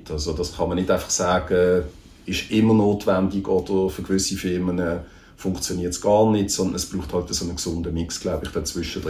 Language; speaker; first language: German; native; German